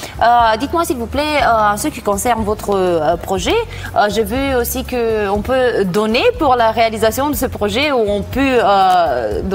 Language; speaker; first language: French; non-native, fluent; Romanian